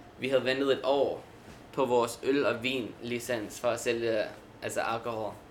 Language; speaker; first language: Danish; early bilingual, heritage; Danish